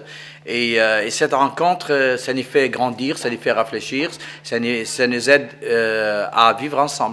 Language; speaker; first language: French; non-native, fluent; Arabic